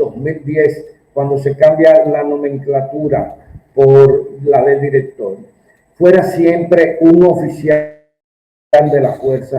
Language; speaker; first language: Spanish; native; Spanish